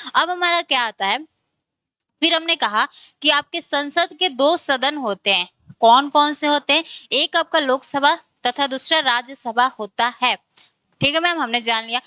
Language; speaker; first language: Hindi; native; Hindi